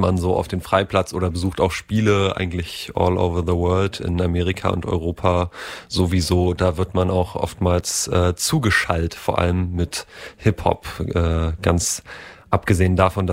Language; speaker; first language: German; native; German